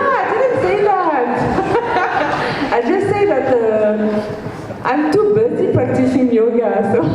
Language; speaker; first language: English; non-native, fluent; French